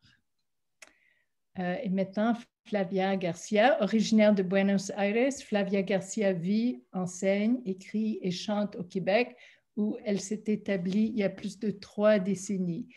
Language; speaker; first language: French; non-native, local second language; English